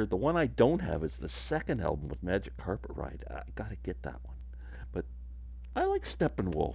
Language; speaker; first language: English; native; English